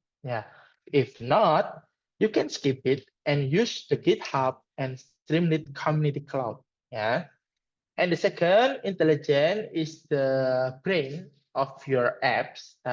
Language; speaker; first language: English; non-native, learner; Indonesian